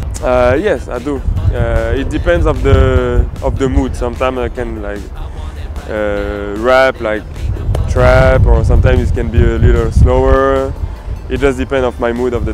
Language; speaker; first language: English; non-native, fluent; French